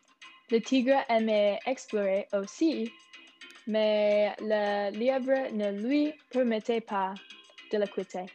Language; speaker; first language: French; non-native, learner; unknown